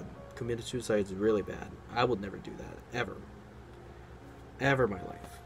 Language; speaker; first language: English; native; English